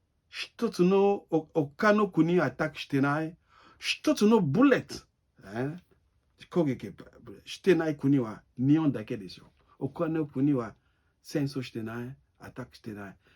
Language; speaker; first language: Japanese; non-native, learner; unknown